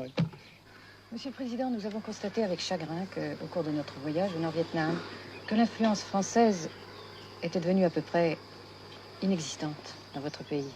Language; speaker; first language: French; native; French